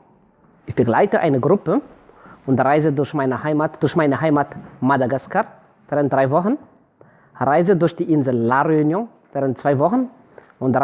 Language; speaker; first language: German; non-native, fluent; Malagasy